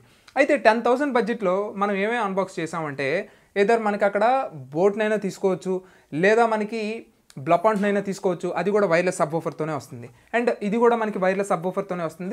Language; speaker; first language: Telugu; native; Telugu